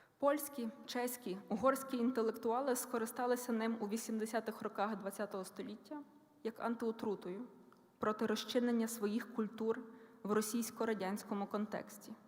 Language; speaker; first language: Ukrainian; native; Ukrainian